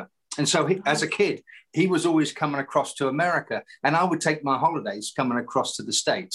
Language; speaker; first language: English; native; English